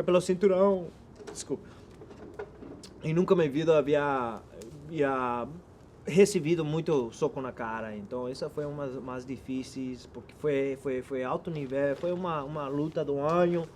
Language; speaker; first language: Portuguese; non-native, learner; Spanish